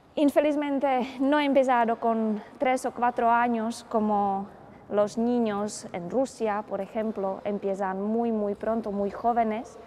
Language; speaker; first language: Spanish; non-native, fluent; Czech